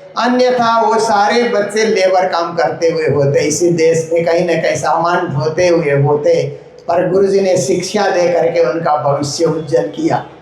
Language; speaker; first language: Hindi; native; Hindi